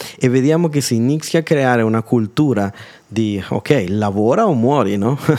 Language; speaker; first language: Italian; non-native, fluent; Spanish